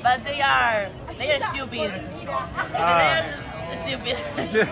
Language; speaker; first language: English; non-native, learner; Spanish